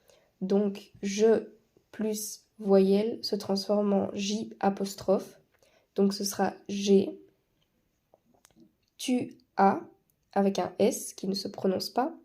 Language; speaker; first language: French; non-native, fluent; Spanish